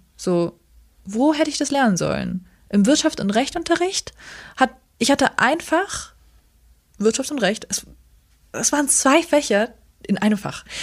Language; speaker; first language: German; early bilingual, other home language; Kurdish